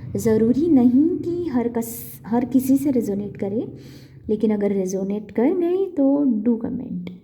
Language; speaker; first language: Hindi; non-native, local second language; Marathi